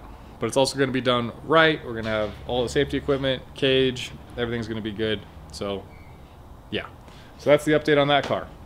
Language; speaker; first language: English; native; English